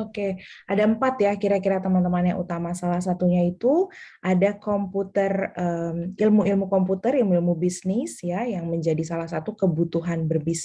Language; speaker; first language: Indonesian; native; Indonesian